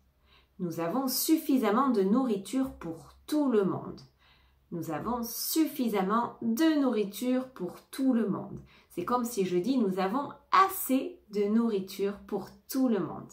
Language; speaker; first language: French; native; French